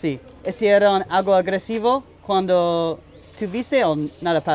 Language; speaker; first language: Spanish; non-native, learner; English